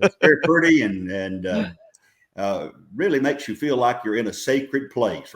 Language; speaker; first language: English; native; English